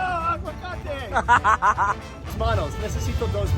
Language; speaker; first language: Spanish; non-native, learner; English